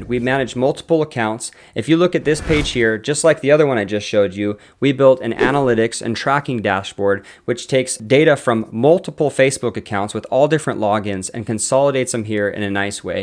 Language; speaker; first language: English; native; English